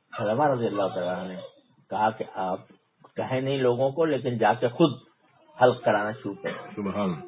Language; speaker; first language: Urdu; native; Urdu